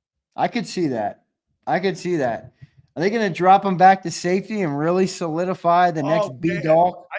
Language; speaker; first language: English; native; English